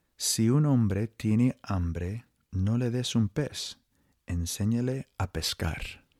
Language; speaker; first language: Spanish; non-native, fluent; English